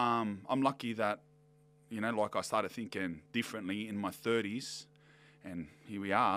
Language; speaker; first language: English; native; English